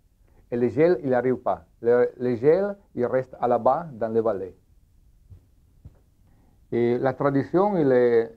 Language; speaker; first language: French; non-native, learner; Italian